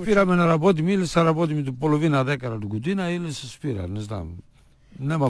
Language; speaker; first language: Bulgarian; non-native, learner; Greek